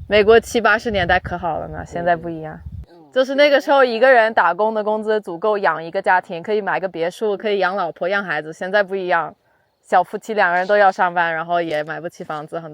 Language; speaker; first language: Chinese; non-native, fluent; English